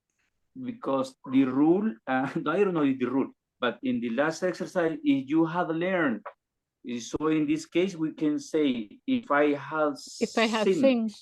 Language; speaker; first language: English; non-native, learner; Spanish